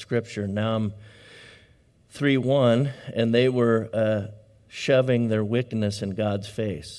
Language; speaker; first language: English; native; English